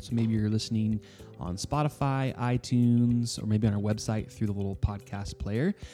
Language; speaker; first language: English; native; English